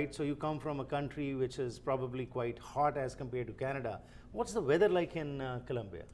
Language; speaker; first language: English; non-native, fluent; Punjabi